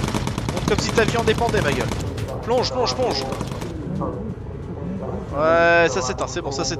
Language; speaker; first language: French; native; French